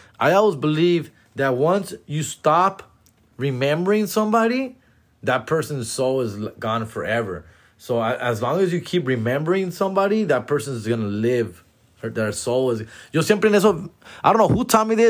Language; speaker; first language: English; early bilingual, other home language; Spanish